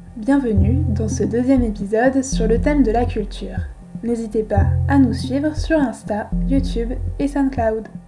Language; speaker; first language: French; native; French